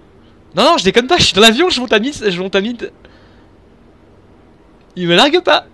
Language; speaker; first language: French; native; French